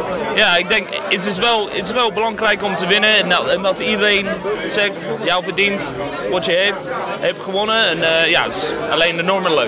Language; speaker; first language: Dutch; non-native, learner; English